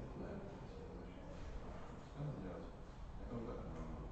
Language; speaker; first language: Russian; native; Russian